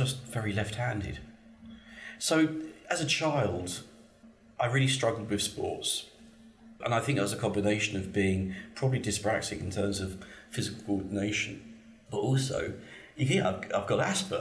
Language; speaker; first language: English; native; English